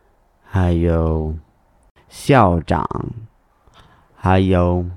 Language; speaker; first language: Chinese; non-native, learner; English